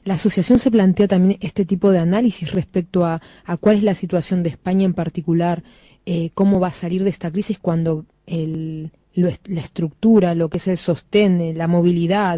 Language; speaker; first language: Spanish; native; Spanish